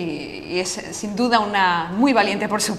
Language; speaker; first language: Spanish; native; Spanish